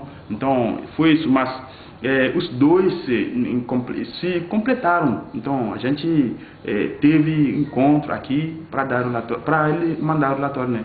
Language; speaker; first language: Portuguese; non-native, fluent; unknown